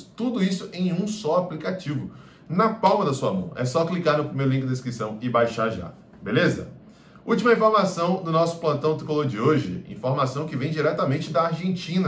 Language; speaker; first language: Portuguese; native; Portuguese